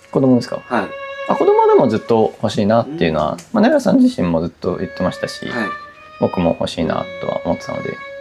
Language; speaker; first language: Japanese; native; Japanese